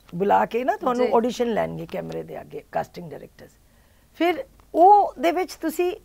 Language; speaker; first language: Punjabi; early bilingual, heritage; Punjabi